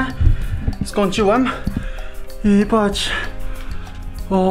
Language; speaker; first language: Polish; non-native, learner; Japanese